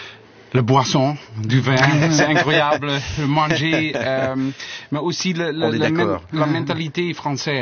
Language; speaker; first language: French; non-native, learner; Dutch